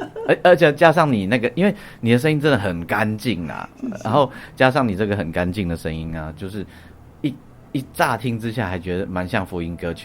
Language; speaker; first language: Chinese; native; Chinese